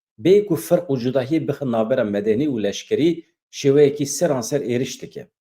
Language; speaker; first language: Kurdish; native; Kurdish